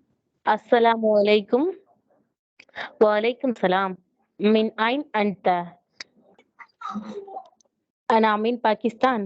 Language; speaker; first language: Arabic; non-native, learner; Tamil